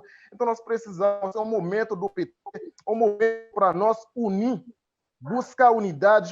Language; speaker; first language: Portuguese; non-native, fluent; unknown